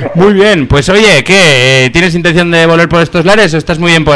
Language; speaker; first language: Spanish; native; Spanish